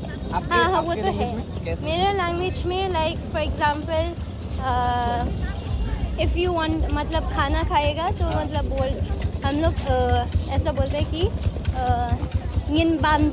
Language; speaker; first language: Hindi; non-native, local second language; Khasi